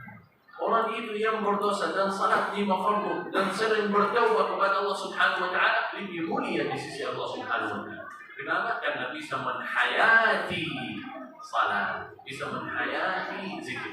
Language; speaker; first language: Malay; non-native, fluent; Arabic